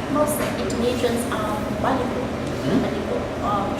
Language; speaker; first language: English; non-native, learner; Vietnamese